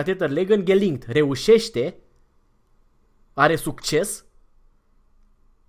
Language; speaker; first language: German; non-native, fluent; Romanian